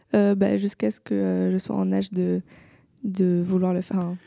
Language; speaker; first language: French; native; French